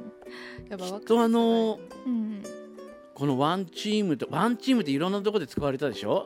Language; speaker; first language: Japanese; native; Japanese